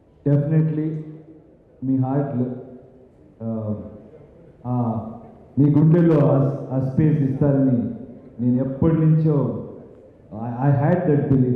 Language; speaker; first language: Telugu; non-native, learner; Kannada